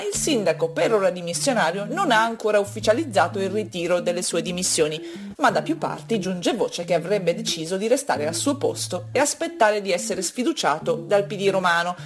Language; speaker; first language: Italian; native; Italian